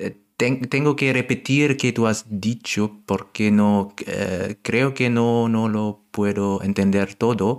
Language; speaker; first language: Spanish; non-native, learner; German